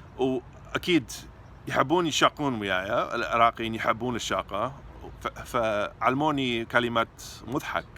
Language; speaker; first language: Arabic; non-native, fluent; English